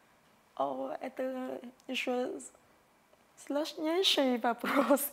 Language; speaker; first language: Russian; non-native, fluent; Vietnamese